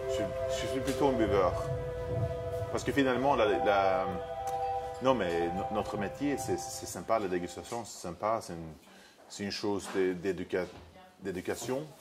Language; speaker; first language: French; non-native, fluent; Swedish